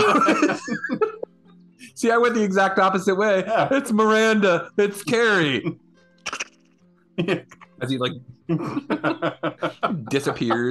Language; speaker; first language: English; native; English